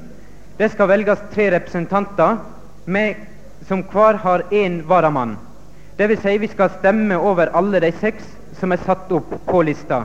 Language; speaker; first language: Norwegian; native; Norwegian